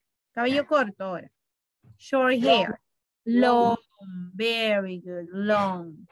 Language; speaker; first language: English; non-native, learner; Spanish